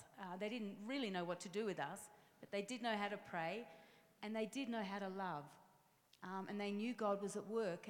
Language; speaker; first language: English; native; English